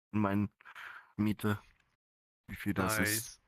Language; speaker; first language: German; non-native, fluent; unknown